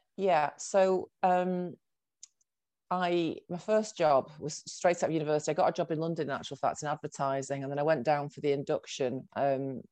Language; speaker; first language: English; native; English